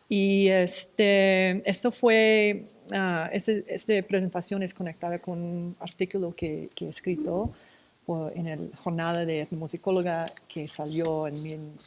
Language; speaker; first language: Spanish; non-native, fluent; English